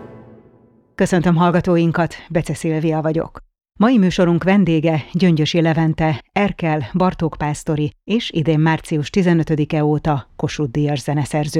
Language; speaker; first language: Hungarian; native; Hungarian